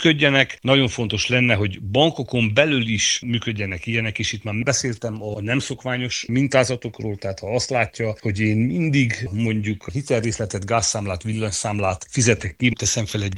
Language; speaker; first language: Hungarian; native; Hungarian